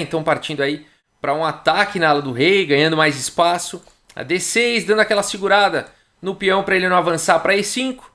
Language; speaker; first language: Portuguese; native; Portuguese